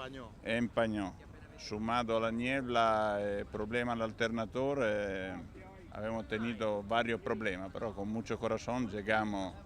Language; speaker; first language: Spanish; non-native, learner; Italian